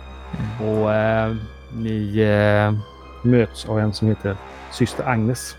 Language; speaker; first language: Swedish; native; Swedish